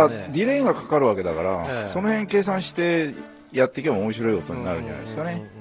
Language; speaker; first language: Japanese; native; Japanese